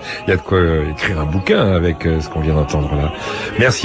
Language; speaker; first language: French; native; French